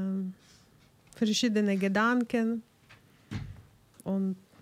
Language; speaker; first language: German; non-native, learner; Ukrainian